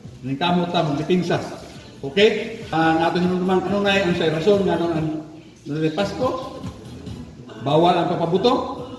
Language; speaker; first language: Cebuano; native; Cebuano